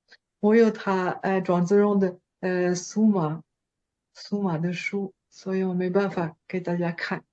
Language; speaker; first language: Chinese; non-native, fluent; French